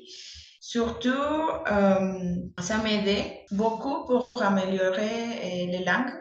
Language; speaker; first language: French; non-native, learner; Spanish